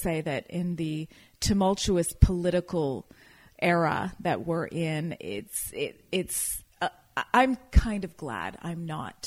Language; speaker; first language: English; native; English